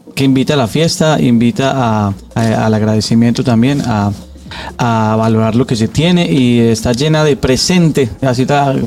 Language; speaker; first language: Spanish; native; Spanish